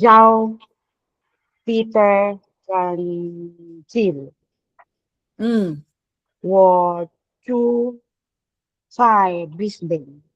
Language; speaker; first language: Chinese; non-native, learner; English